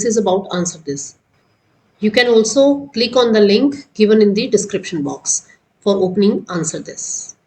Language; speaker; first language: English; non-native, local second language; Hindi